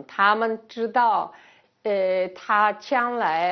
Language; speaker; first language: Chinese; non-native, fluent; Spanish